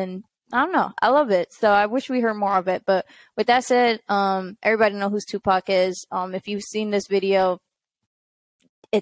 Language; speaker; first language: English; native; English